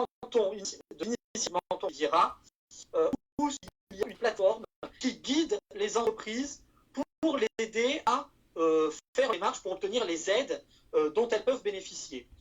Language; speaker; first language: French; native; French